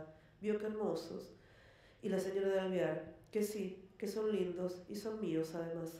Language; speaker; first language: Spanish; native; Spanish